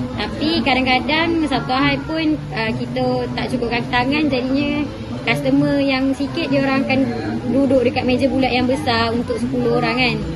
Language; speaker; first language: Malay; native; Malay